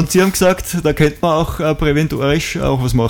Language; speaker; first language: German; native; German